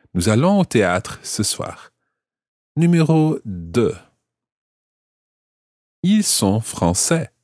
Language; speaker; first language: French; non-native, fluent; English